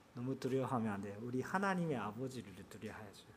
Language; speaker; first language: Korean; non-native, fluent; Japanese